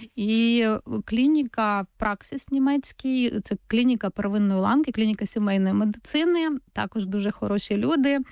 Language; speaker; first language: Ukrainian; native; Ukrainian